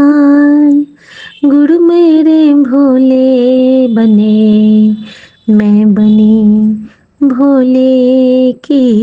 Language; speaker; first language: Hindi; native; Hindi